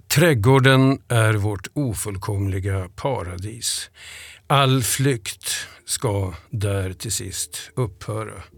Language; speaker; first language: Swedish; native; Swedish